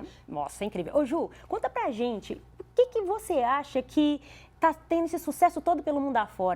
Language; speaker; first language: Portuguese; native; Portuguese